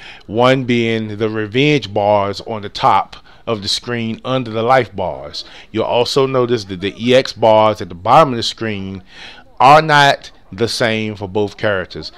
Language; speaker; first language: English; native; English